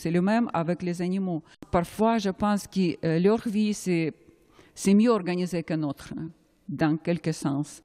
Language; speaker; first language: French; non-native, fluent; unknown